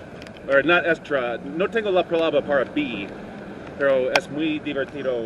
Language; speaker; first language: Spanish; non-native, learner; English